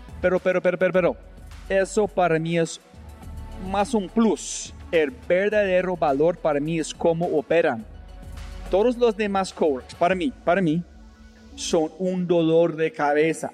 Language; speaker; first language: Spanish; non-native, fluent; English